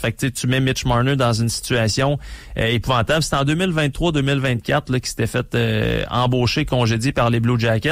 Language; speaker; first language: French; native; French